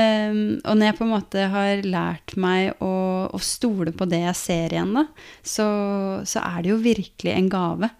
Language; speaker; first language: Norwegian; native; Norwegian